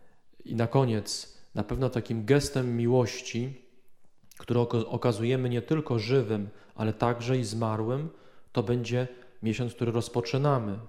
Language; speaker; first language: Polish; native; Polish